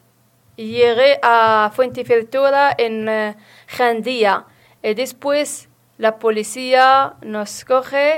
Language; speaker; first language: Spanish; non-native, learner; Arabic